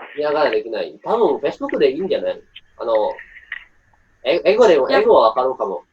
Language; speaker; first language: Japanese; non-native, learner; Indonesian